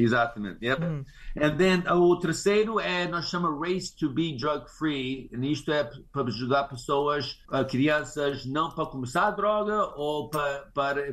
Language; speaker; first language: Portuguese; early bilingual, heritage; English